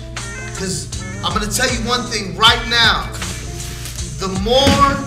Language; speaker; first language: English; native; English